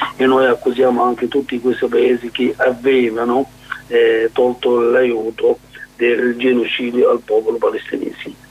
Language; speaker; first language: Italian; non-native, fluent; Arabic